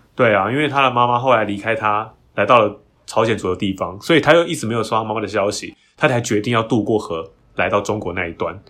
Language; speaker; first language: Chinese; native; Chinese